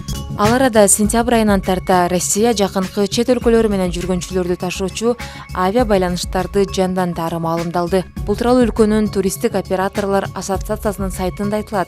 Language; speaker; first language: Kyrgyz; native; Kyrgyz